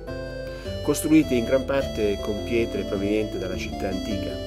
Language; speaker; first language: Italian; native; Italian